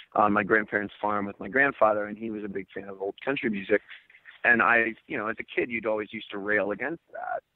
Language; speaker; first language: English; native; English